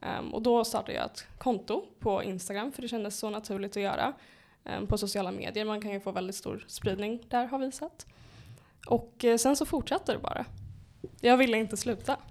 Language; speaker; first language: Swedish; native; Swedish